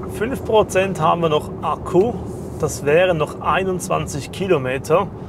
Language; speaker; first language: German; native; German